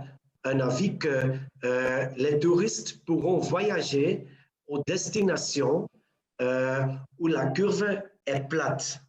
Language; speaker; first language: French; non-native, local second language; Dutch